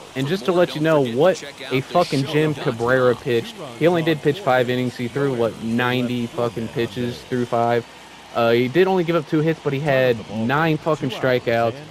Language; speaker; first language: English; native; English